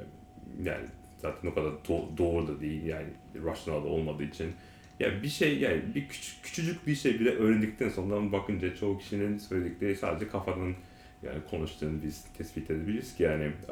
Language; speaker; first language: Turkish; non-native, learner; Japanese